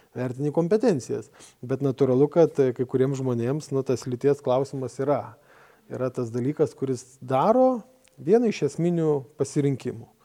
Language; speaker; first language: Lithuanian; non-native, fluent; Swedish